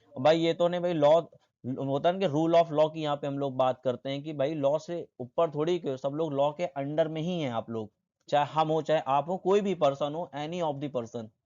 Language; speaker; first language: Hindi; native; Hindi